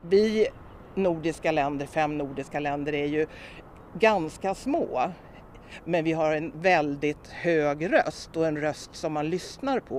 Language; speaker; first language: Swedish; native; Swedish